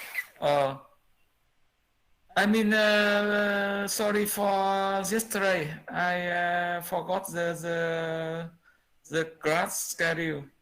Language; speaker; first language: English; non-native, learner; Vietnamese